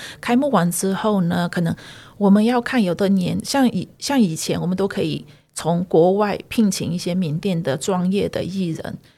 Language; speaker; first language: Chinese; early bilingual, heritage; Chinese